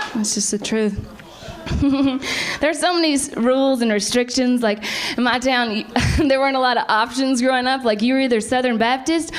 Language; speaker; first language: English; native; English